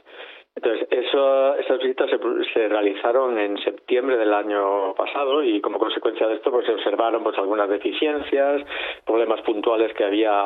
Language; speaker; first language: Spanish; native; Spanish